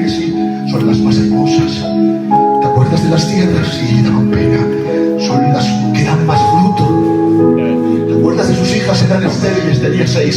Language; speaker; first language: Spanish; native; Spanish